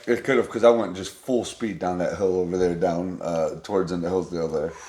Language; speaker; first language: English; native; English